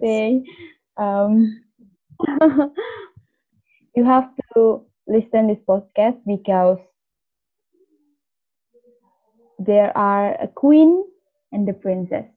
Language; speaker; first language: English; non-native, learner; Indonesian